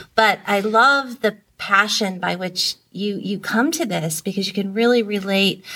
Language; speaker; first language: English; native; English